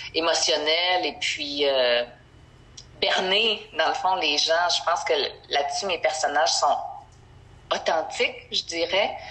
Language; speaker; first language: French; native; French